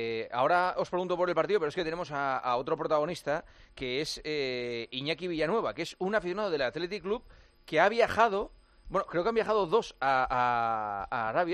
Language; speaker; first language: Spanish; native; Spanish